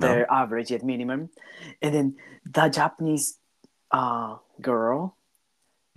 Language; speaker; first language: English; non-native, learner; Japanese